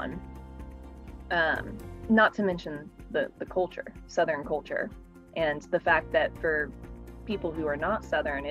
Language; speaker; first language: English; native; English